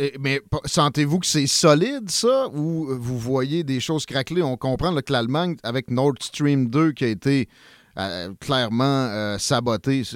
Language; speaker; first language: French; native; French